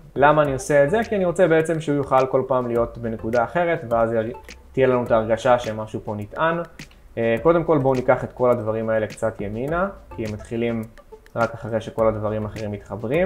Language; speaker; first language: Hebrew; native; Hebrew